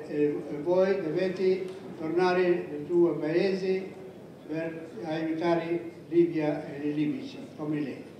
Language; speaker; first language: Italian; non-native, learner; Arabic